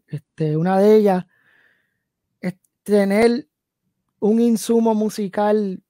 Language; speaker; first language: Spanish; early bilingual, heritage; Spanish